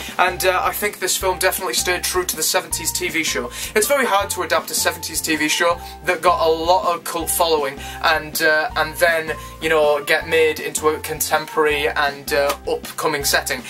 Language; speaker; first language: English; native; English